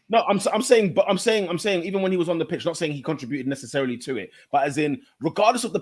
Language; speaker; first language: English; native; English